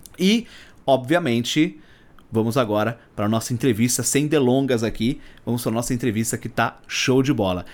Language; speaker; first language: Portuguese; native; Portuguese